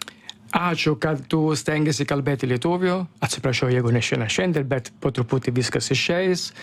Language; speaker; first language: Lithuanian; non-native, learner; Italian